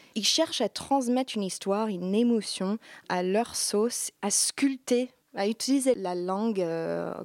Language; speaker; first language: French; non-native, fluent; English